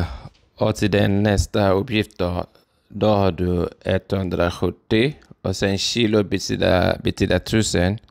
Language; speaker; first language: Swedish; non-native, fluent; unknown